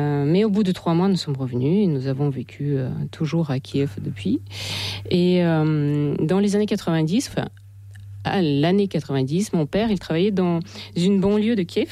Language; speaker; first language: French; non-native, fluent; Russian